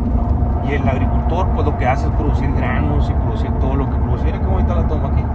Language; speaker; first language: Spanish; native; Spanish